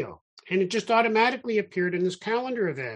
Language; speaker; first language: English; native; English